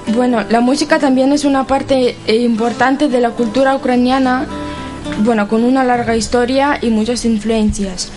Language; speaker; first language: Spanish; non-native, learner; Ukrainian